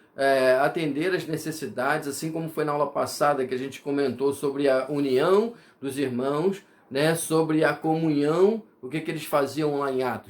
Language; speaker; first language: Portuguese; native; Portuguese